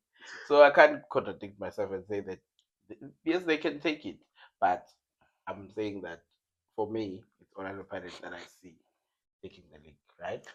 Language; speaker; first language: English; non-native, local second language; Zulu